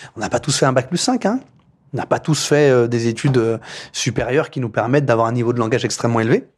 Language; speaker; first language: French; native; French